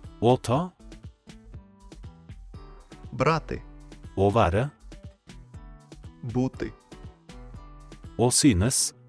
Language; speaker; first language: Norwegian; non-native, fluent; Ukrainian